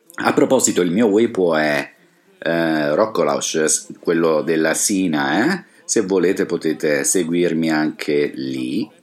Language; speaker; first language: Italian; native; Italian